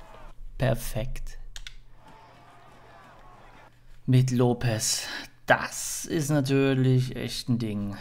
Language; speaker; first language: German; native; German